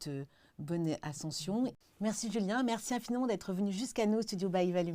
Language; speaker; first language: French; native; French